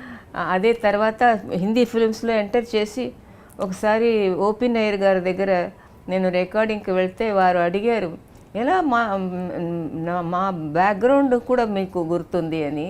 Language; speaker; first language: Telugu; non-native, local second language; Tamil